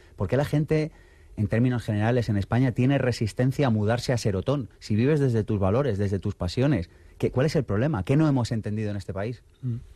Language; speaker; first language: Spanish; native; Spanish